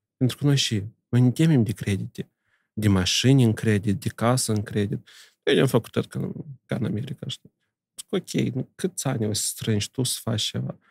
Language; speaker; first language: Romanian; native; Romanian